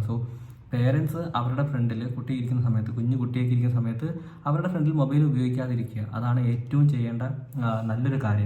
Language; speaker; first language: Malayalam; native; Malayalam